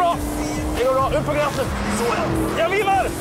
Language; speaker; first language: Swedish; native; Swedish